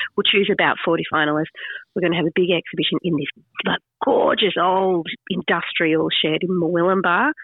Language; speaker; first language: English; native; English